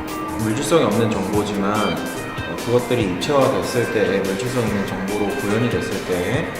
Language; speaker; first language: Korean; native; Korean